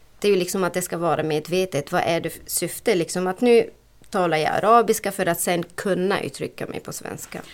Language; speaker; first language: Swedish; non-native, fluent; Arabic